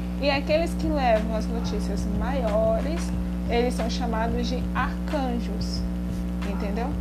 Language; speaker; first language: Portuguese; native; Portuguese